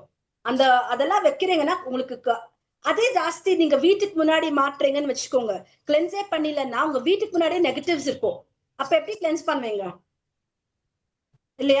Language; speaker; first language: Tamil; native; Tamil